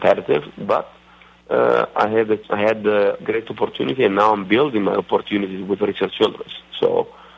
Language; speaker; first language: English; non-native, fluent; Italian